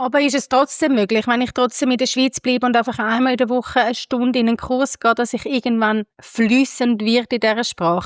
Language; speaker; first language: German; native; German